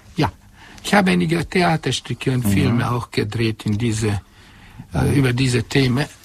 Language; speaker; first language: German; non-native, fluent; Hungarian